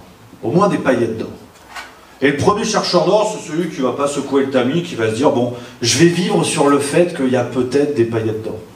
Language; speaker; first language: French; native; French